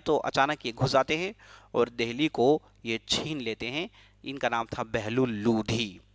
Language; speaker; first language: Urdu; native; Urdu